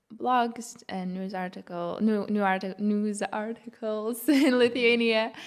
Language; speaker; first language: English; non-native, fluent; Lithuanian